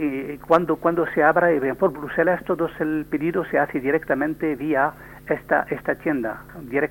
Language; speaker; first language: Spanish; non-native, learner; French